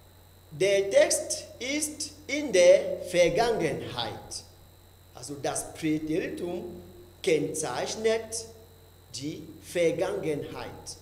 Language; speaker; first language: German; non-native, fluent; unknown